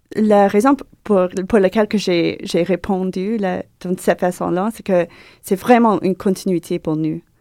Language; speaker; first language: French; non-native, learner; English